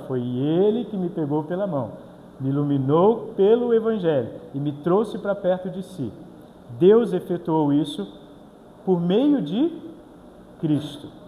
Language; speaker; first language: Portuguese; native; Portuguese